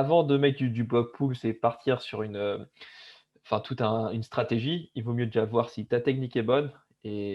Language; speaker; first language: French; native; French